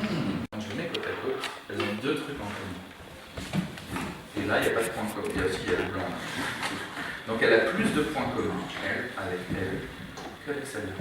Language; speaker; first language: French; native; French